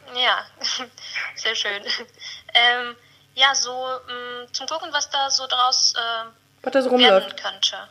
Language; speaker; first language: German; non-native, fluent; Russian